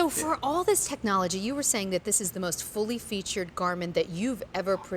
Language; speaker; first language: English; native; English